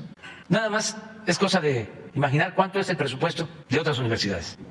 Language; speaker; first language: Spanish; native; Spanish